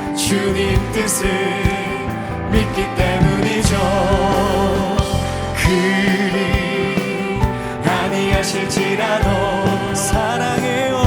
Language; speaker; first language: Korean; native; Korean